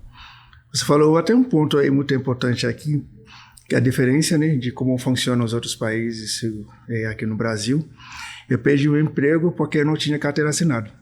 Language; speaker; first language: Portuguese; non-native, fluent; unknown